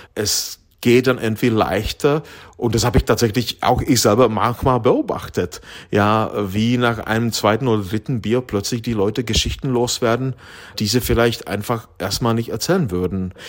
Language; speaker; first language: German; non-native, fluent; Czech